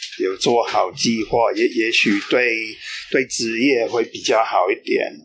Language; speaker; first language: Chinese; non-native, fluent; English